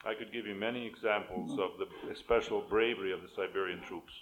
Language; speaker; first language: English; native; English